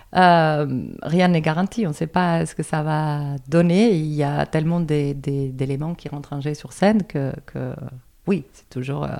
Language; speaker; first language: French; non-native, fluent; Spanish